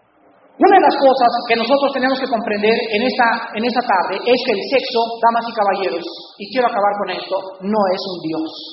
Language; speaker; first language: Spanish; native; Spanish